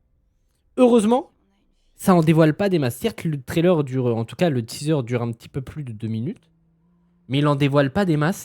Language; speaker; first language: French; native; French